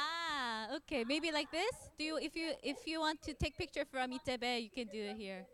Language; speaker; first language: English; non-native, fluent; Korean